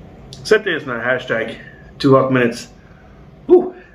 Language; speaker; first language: Swedish; native; Swedish